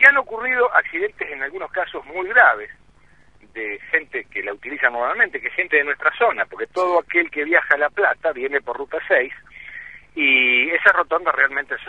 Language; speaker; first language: Spanish; native; Spanish